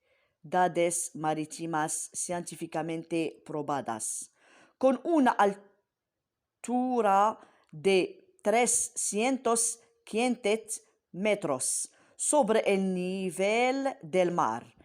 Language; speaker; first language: Spanish; non-native, fluent; Arabic